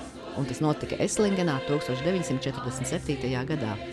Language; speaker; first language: Latvian; native; Latvian